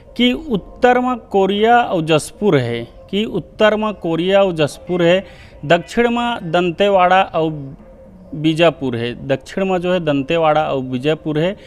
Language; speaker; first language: Hindi; native; Hindi